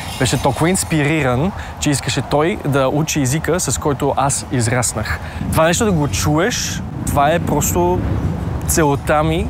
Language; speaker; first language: Bulgarian; early bilingual, heritage; Bulgarian